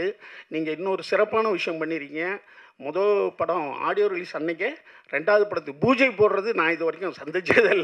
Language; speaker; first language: Tamil; native; Tamil